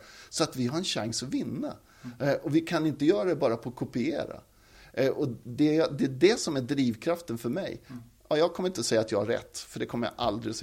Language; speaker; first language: Swedish; native; Swedish